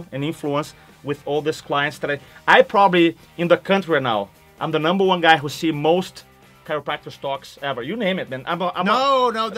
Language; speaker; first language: English; non-native, fluent; Portuguese